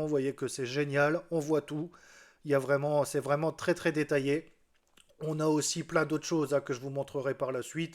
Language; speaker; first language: French; native; French